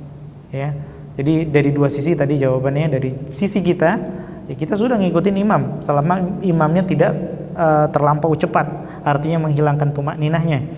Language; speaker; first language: Indonesian; native; Indonesian